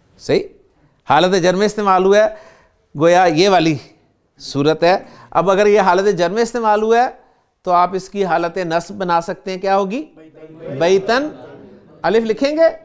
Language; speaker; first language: Urdu; native; Urdu